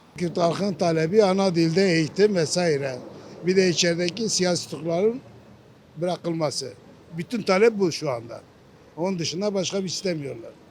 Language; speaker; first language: Turkish; non-native, local second language; Kurdish